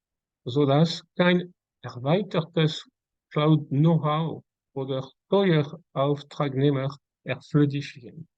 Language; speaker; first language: German; non-native, learner; French